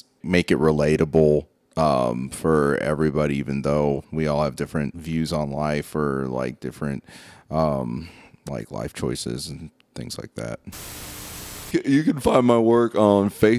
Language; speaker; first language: English; native; English